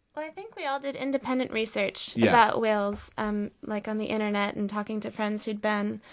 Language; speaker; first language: English; native; English